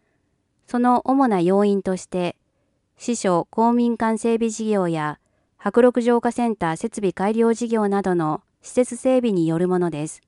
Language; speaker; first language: Japanese; native; Japanese